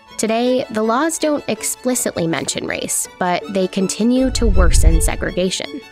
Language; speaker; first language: English; native; English